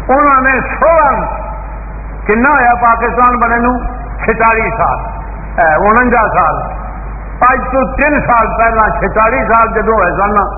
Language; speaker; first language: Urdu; non-native, local second language; Punjabi